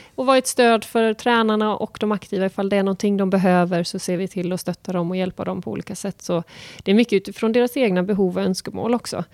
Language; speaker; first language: Swedish; native; Swedish